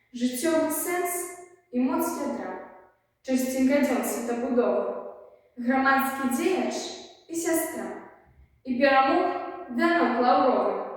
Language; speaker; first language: Belarusian; native; Belarusian